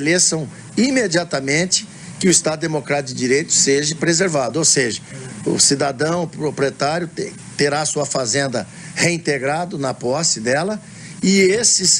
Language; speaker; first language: Portuguese; native; Portuguese